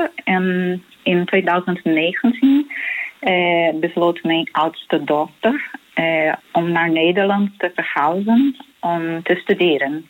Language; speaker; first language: Dutch; non-native, learner; Portuguese